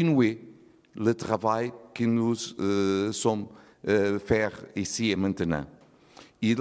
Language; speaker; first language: French; non-native, learner; Portuguese